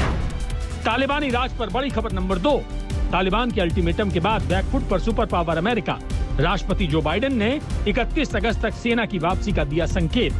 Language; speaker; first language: Hindi; native; Hindi